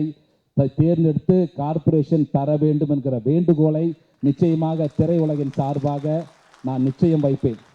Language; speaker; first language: Tamil; native; Tamil